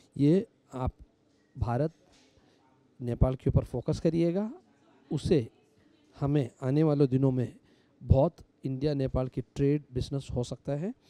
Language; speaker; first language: Hindi; non-native, local second language; Malayalam